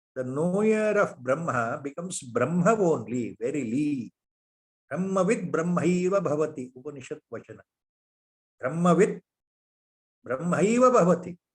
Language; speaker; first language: English; non-native, local second language; Kannada